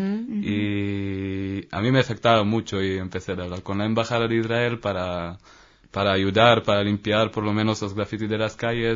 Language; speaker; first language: Spanish; non-native, learner; Hebrew